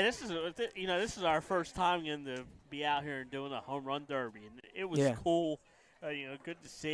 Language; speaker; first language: English; native; English